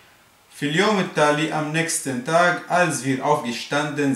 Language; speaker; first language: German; non-native, fluent; Arabic